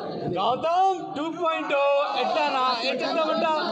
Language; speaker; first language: Telugu; non-native, learner; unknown